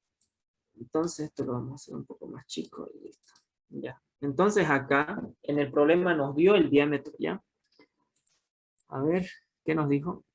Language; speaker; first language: Spanish; native; Spanish